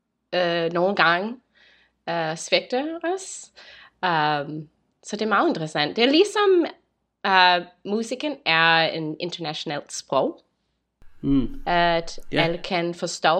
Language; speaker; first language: Danish; non-native, learner; English